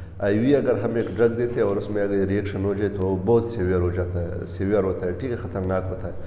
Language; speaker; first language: Urdu; non-native, local second language; Pashto